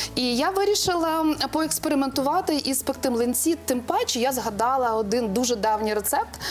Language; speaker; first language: Ukrainian; native; Ukrainian